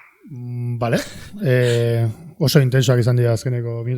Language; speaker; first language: Basque; native; Basque